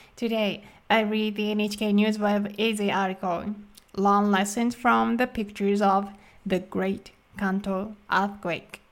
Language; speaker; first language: English; non-native, fluent; Japanese